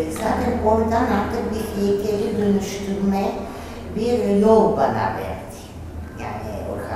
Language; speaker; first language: Turkish; non-native, fluent; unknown